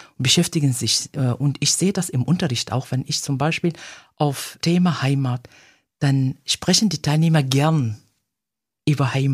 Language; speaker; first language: German; non-native, fluent; Arabic